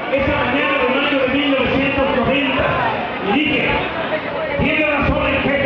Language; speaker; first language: Spanish; native; Spanish